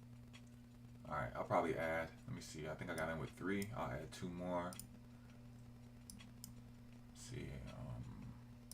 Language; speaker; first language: English; native; English